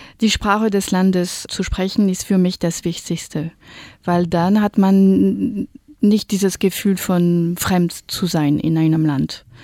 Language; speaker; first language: German; non-native, fluent; French